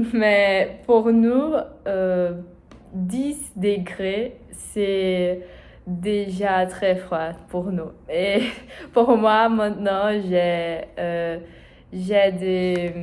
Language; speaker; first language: French; non-native, learner; Portuguese